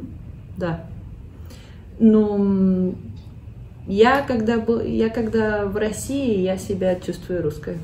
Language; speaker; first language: Russian; early bilingual, heritage; Russian